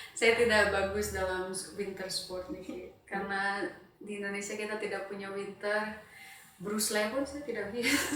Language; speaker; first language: Indonesian; non-native, local second language; Sundanese